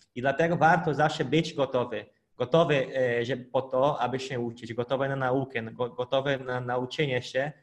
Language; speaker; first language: Polish; non-native, fluent; Portuguese